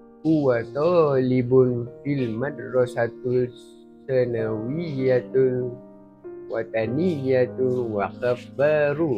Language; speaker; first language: Arabic; non-native, learner; Malay